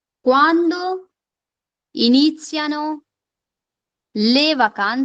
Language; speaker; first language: Italian; non-native, fluent; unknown